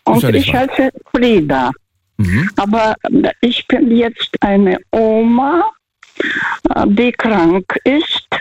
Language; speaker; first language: German; non-native, fluent; Russian